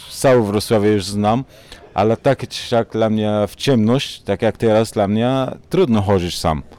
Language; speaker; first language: Polish; non-native, learner; Arabic